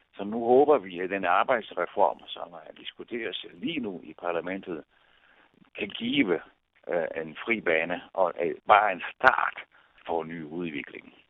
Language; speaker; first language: Danish; non-native, fluent; Italian